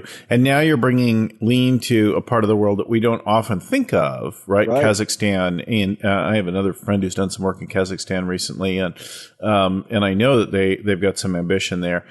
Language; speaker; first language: English; native; English